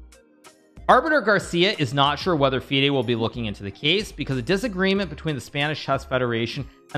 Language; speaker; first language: English; native; English